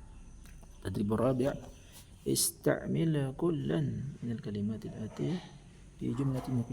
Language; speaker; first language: Arabic; non-native, fluent; Filipino